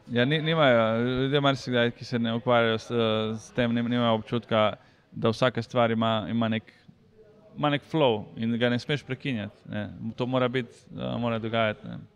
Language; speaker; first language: Slovenian; early bilingual, other home language; Serbian